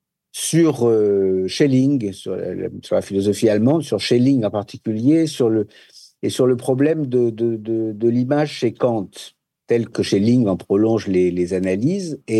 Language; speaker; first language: French; native; French